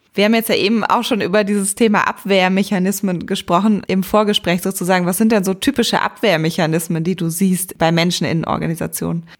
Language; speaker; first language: German; native; German